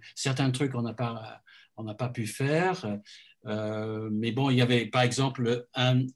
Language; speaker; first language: French; non-native, fluent; English